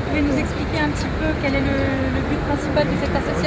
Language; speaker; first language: French; native; French